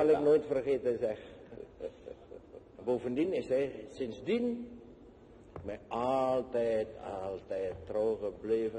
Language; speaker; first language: Dutch; non-native, fluent; Indonesian